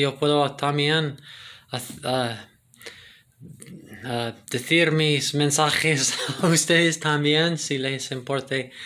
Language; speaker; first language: Spanish; non-native, fluent; English